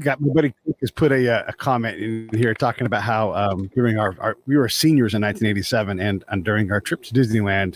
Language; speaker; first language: English; native; English